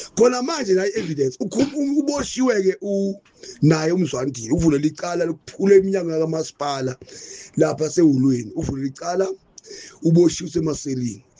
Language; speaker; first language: Zulu; non-native, local second language; Northern Sotho